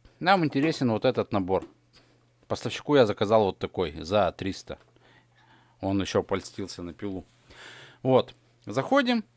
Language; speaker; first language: Russian; native; Russian